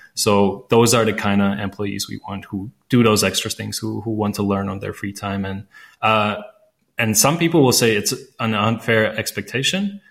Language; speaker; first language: English; non-native, fluent; Latvian